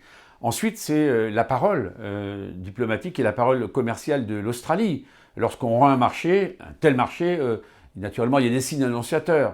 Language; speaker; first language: French; native; French